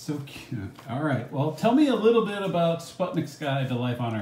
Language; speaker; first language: English; native; English